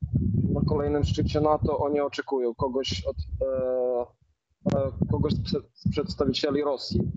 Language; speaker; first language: Polish; non-native, fluent; Ukrainian